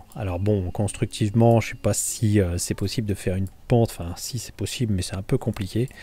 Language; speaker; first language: French; native; French